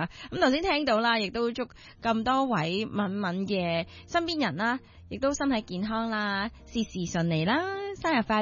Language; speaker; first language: Cantonese; native; Cantonese